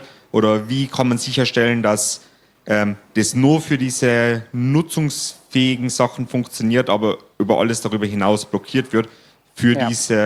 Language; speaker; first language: German; native; German